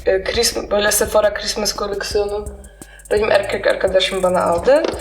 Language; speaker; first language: Turkish; non-native, learner; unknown